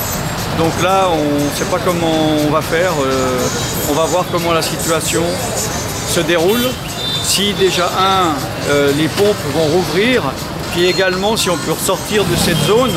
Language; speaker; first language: French; native; French